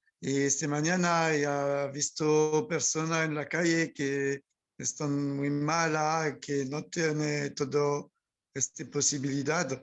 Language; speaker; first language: Spanish; non-native, learner; French